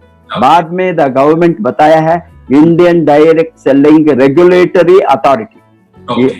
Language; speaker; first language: Hindi; non-native, local second language; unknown